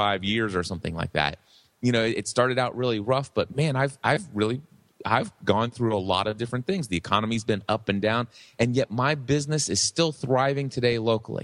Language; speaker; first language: English; native; English